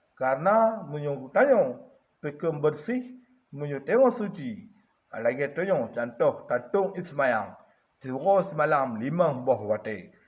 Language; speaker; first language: Malay; non-native, local second language; Achinese